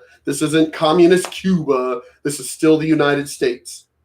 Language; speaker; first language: English; native; English